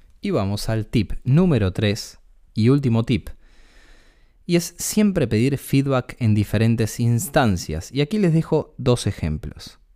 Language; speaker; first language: Spanish; native; Spanish